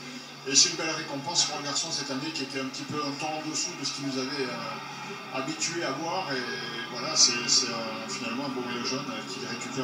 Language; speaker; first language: French; native; French